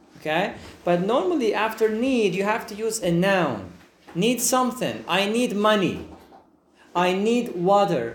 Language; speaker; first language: English; non-native, fluent; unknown